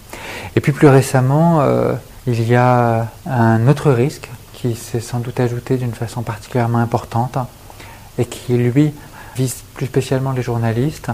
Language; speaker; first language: French; native; French